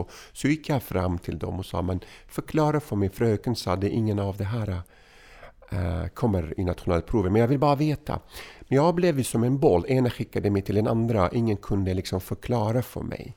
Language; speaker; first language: Swedish; non-native, fluent; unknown